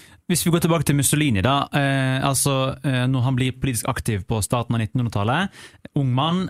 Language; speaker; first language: Norwegian; native; Norwegian